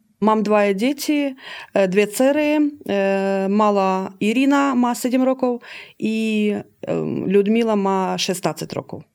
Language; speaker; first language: Ukrainian; early bilingual, heritage; Slovak